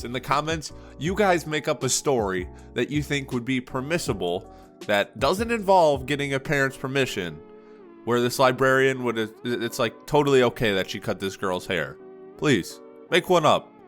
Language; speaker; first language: English; native; English